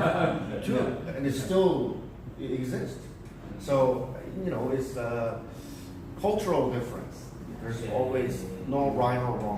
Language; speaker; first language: English; early bilingual, other home language; Korean